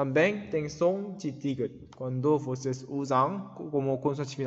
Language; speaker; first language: Portuguese; non-native, learner; Korean